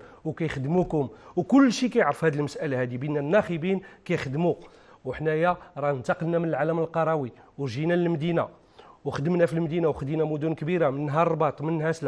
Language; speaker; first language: Arabic; native; Arabic